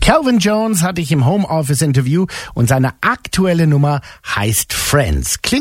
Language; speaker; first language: German; native; German